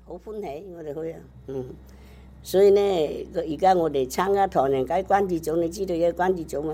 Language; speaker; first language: Chinese; native; Chinese